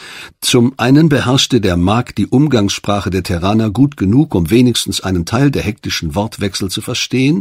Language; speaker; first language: German; native; German